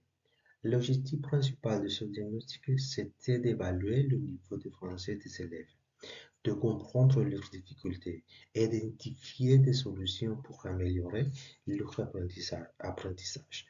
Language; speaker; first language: French; non-native, learner; Spanish